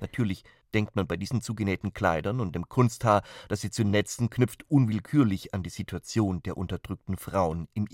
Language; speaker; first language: German; native; German